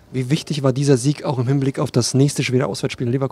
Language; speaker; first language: German; native; German